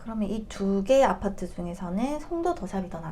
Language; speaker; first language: Korean; native; Korean